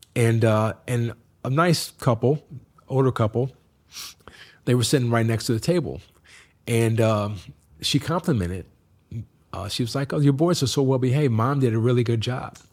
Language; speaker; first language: English; native; English